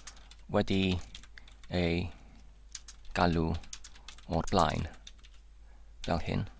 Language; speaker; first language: Welsh; non-native, learner; English